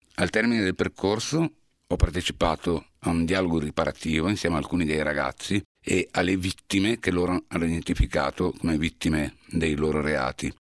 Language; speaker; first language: Italian; native; Italian